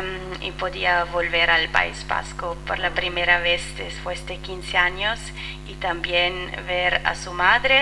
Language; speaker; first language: Spanish; non-native, fluent; French